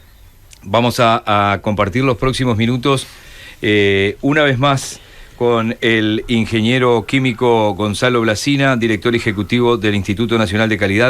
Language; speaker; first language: Spanish; native; Spanish